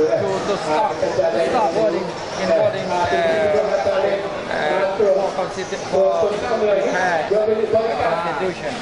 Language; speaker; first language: English; non-native, learner; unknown